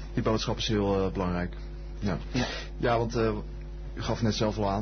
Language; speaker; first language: Dutch; native; Dutch